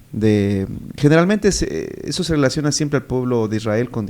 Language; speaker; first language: Spanish; native; Spanish